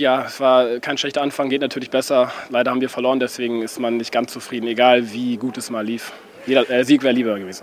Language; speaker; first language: German; native; German